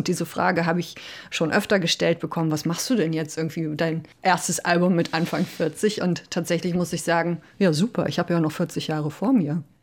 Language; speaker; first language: German; early bilingual, other home language; Polish